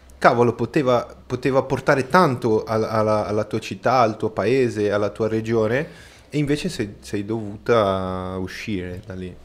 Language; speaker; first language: Italian; non-native, fluent; Portuguese